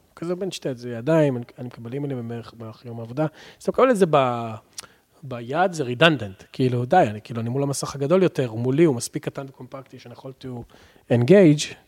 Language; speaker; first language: Hebrew; native; Hebrew